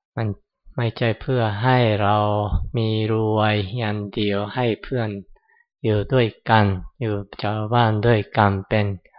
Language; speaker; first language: Thai; non-native, fluent; Japanese